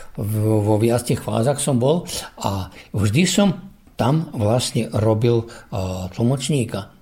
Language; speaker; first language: Slovak; early bilingual, heritage; Slovak